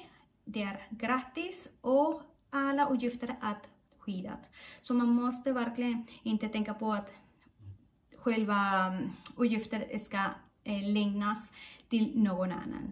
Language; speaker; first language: Swedish; non-native, fluent; Spanish